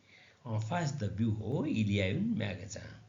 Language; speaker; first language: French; non-native, learner; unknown